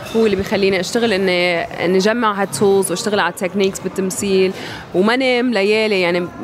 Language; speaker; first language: Arabic; non-native, fluent; English